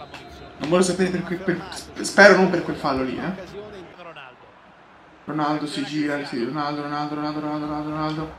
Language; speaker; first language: Italian; native; Italian